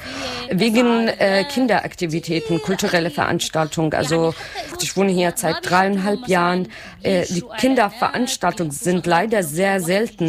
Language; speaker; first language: German; non-native, learner; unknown